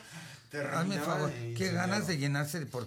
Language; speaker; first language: Spanish; native; Spanish